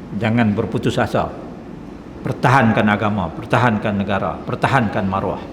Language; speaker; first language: Malay; native; Malay